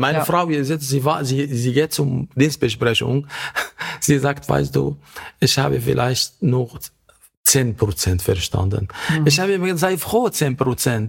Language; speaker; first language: German; non-native, learner; Arabic